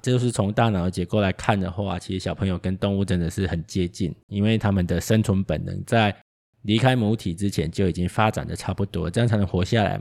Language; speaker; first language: Chinese; native; Chinese